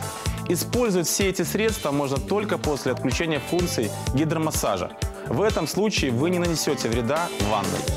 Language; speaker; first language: Russian; native; Russian